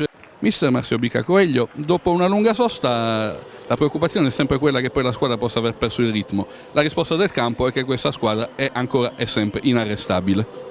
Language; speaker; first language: Italian; native; Italian